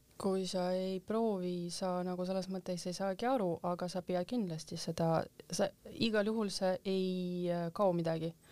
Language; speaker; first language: Estonian; non-native, local second language; Russian